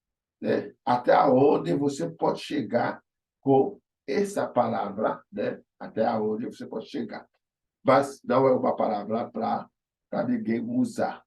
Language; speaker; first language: Portuguese; non-native, fluent; Haitian Creole